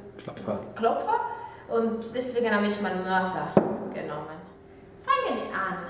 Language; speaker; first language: German; non-native, learner; Italian